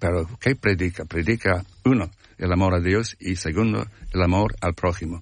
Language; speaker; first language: Spanish; non-native, fluent; English